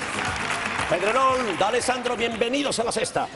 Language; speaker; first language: Spanish; native; Spanish